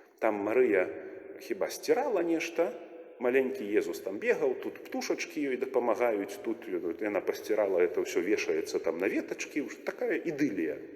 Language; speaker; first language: Belarusian; native; Belarusian